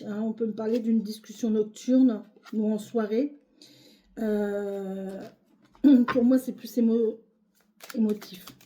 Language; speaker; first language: French; native; French